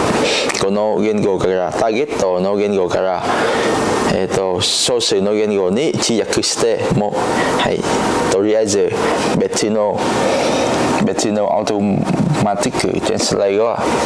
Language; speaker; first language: Japanese; non-native, learner; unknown